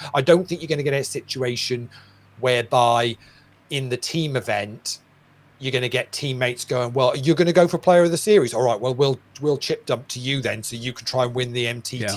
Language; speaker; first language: English; native; English